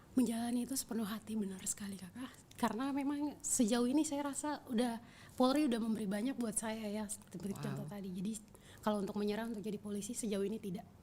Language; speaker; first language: Indonesian; native; Indonesian